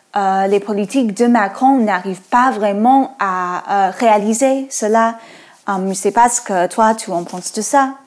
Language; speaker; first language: French; non-native, fluent; English